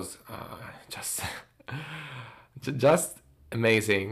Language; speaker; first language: English; non-native, fluent; Italian